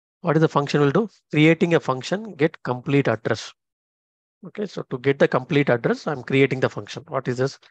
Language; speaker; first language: English; non-native, local second language; Tamil